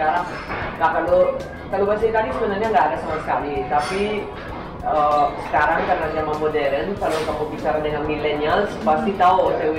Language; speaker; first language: Indonesian; non-native, fluent; Italian